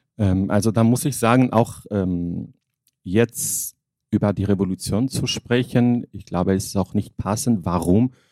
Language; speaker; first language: German; non-native, fluent; Armenian